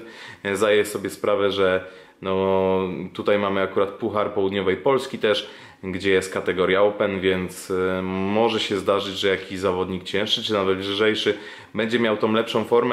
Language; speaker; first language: Polish; native; Polish